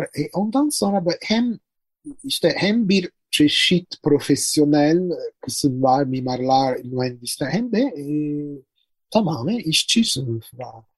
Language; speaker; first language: Turkish; non-native, fluent; Italian